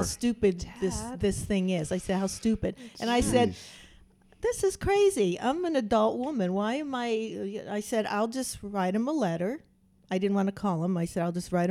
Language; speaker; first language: English; native; English